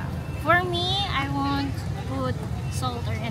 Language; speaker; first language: English; non-native, local second language; Cebuano